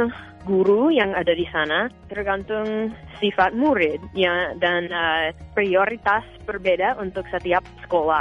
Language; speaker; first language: Indonesian; non-native, fluent; English